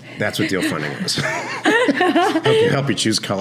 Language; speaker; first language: English; native; English